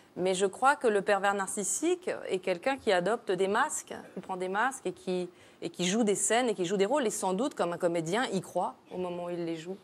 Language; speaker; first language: French; native; French